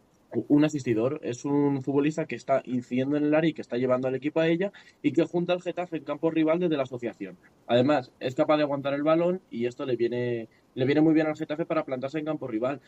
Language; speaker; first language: Spanish; native; Spanish